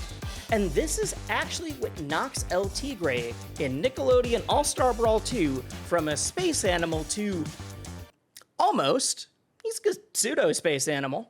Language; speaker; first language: English; native; English